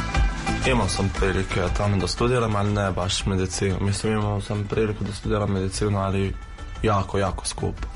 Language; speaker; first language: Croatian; non-native, fluent; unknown